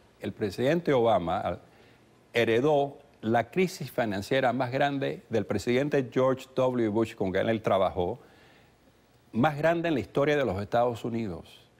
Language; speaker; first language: Spanish; early bilingual, heritage; Spanish